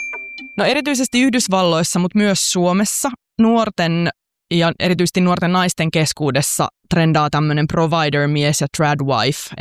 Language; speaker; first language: Finnish; native; Finnish